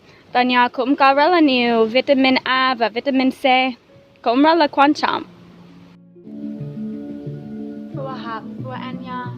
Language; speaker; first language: Vietnamese; non-native, fluent; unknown